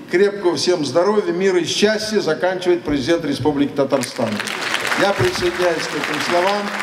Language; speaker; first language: Russian; non-native, local second language; Tatar